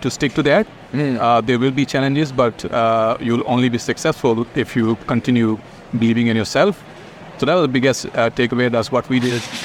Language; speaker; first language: English; non-native, local second language; Urdu